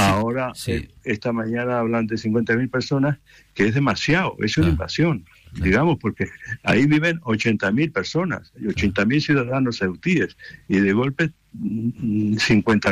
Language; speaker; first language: Spanish; native; Spanish